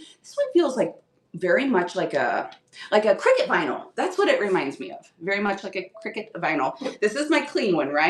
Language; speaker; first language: English; native; English